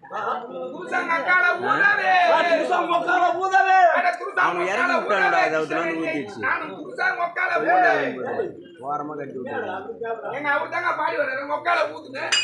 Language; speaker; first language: Tamil; native; Tamil